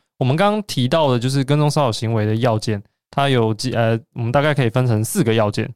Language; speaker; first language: Chinese; native; Chinese